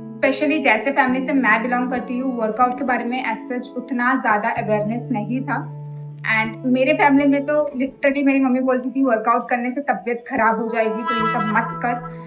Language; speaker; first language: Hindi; non-native, local second language; Bangla